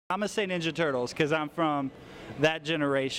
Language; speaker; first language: English; native; English